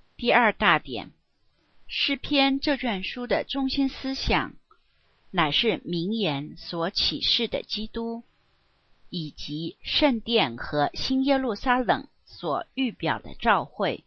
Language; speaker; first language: Chinese; native; Chinese